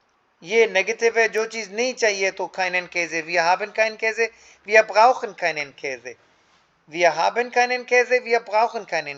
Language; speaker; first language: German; non-native, fluent; Hindi